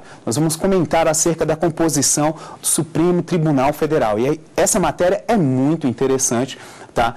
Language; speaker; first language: Portuguese; native; Portuguese